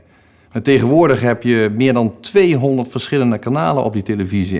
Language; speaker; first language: Dutch; native; Dutch